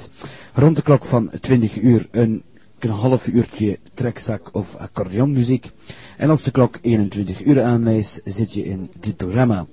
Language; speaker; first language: Dutch; native; Dutch